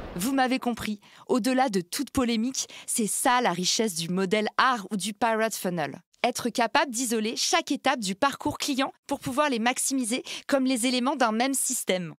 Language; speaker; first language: French; native; French